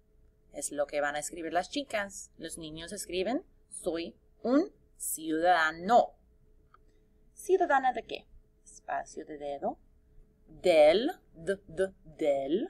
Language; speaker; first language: Spanish; non-native, fluent; English